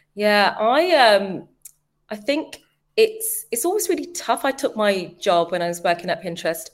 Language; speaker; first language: English; native; English